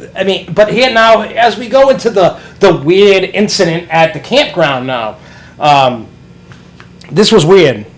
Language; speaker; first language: English; native; English